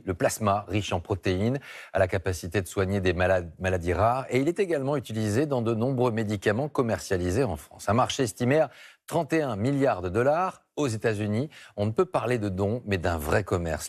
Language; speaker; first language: French; native; French